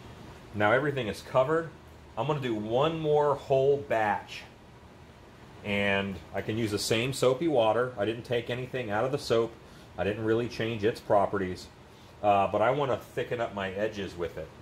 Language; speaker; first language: English; native; English